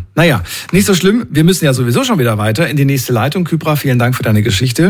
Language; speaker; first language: German; native; German